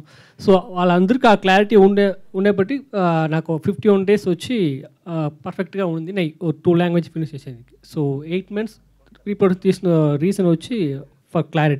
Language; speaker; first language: Telugu; non-native, learner; Tamil